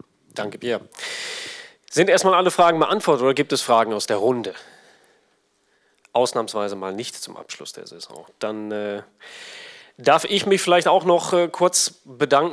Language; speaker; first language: German; native; German